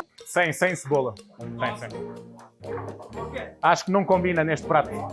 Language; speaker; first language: Portuguese; native; Portuguese